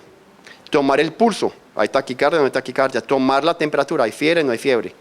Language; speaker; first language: Spanish; native; Spanish